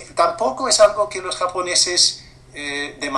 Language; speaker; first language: Spanish; non-native, fluent; English